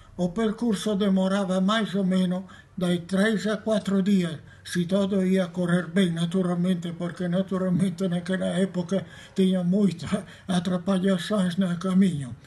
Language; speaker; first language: Portuguese; non-native, fluent; Italian